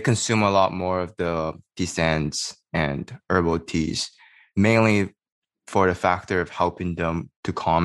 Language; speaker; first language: English; native; English